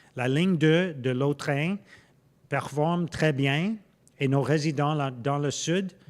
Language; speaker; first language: French; non-native, local second language; English